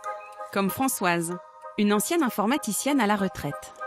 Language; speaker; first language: French; native; French